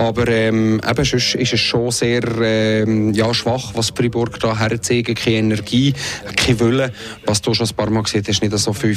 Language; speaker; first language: German; native; German